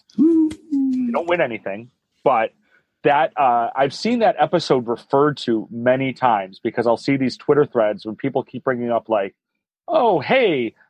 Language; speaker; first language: English; native; English